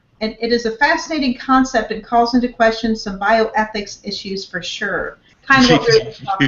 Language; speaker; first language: English; native; English